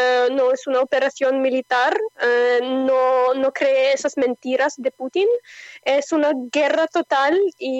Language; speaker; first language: Spanish; non-native, fluent; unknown